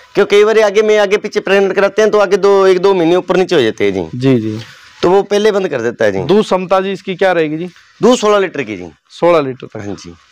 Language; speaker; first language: Hindi; native; Hindi